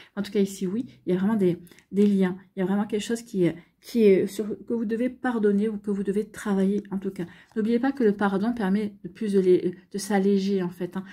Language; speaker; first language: French; native; French